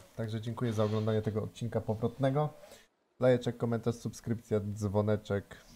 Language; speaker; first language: Polish; native; Polish